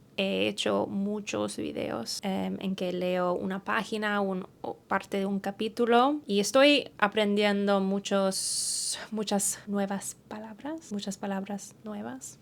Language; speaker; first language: Spanish; early bilingual, heritage; English